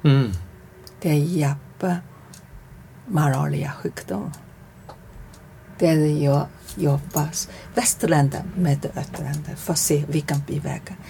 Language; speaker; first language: Swedish; non-native, learner; Chinese